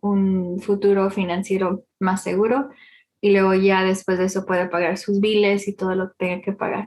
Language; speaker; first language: Spanish; early bilingual, heritage; Spanish